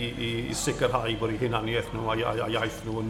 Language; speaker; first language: Welsh; native; Welsh